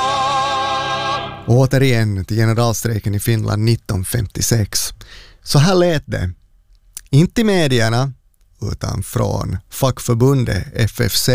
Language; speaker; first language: Swedish; native; Swedish